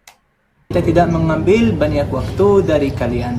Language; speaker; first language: Indonesian; non-native, fluent; Arabic